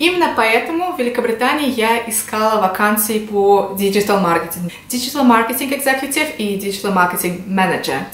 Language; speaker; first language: Russian; native; Russian